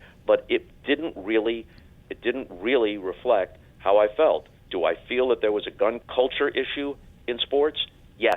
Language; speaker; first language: English; native; English